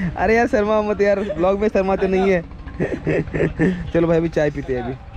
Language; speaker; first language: Hindi; non-native, local second language; Marathi